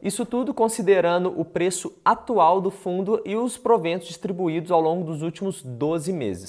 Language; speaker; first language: Portuguese; native; Portuguese